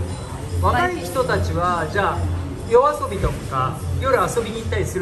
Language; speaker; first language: Japanese; native; Japanese